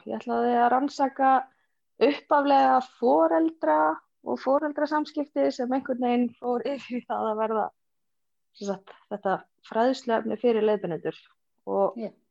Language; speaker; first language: Icelandic; native; Icelandic